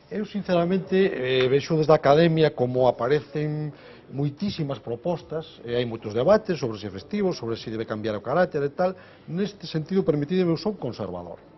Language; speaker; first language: Galician; native; Galician